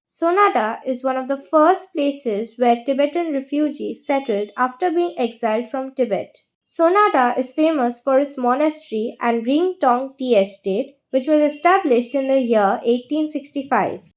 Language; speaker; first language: English; non-native, local second language; Bangla